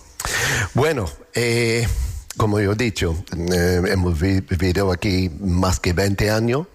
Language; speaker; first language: Spanish; non-native, learner; English